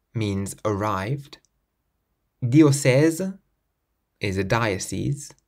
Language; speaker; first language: English; native; English